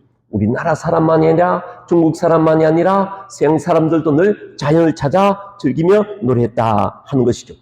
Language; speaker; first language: Korean; native; Korean